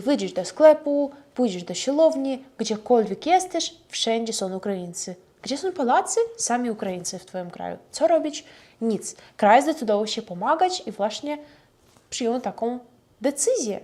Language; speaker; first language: Polish; non-native, fluent; Ukrainian